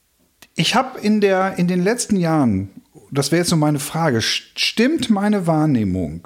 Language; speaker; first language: German; native; German